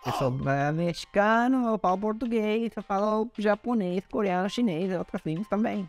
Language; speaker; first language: Portuguese; non-native, fluent; Spanish